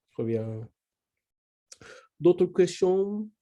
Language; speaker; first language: French; non-native, learner; Japanese